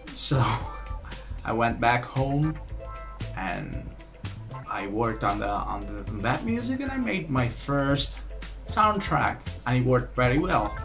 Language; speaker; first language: English; non-native, fluent; Italian